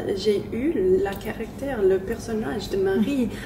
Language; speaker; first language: French; non-native, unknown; English